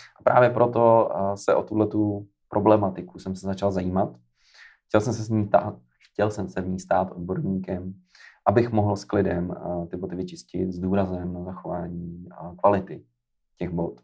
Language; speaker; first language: Czech; native; Czech